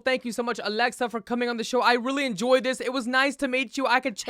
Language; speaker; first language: English; native; English